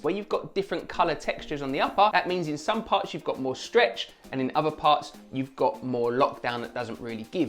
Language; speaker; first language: English; native; English